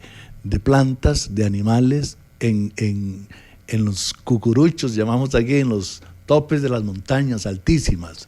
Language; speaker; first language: Spanish; native; Spanish